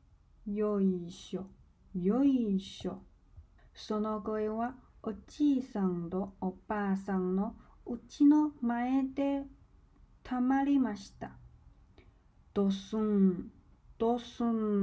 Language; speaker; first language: Japanese; non-native, learner; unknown